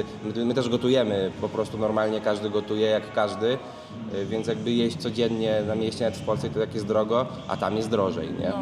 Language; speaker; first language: Polish; native; Polish